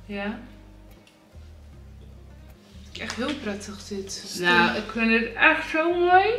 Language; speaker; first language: Dutch; native; Dutch